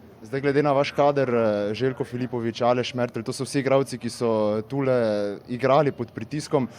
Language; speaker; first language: Slovenian; native; Slovenian